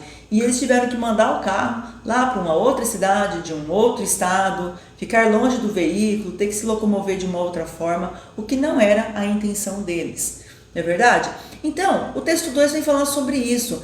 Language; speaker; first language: Portuguese; native; Portuguese